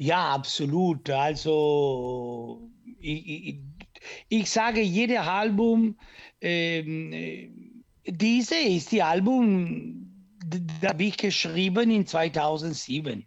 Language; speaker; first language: German; non-native, fluent; Italian